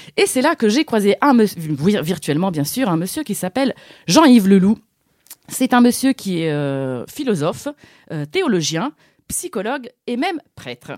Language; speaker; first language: French; non-native, fluent; Italian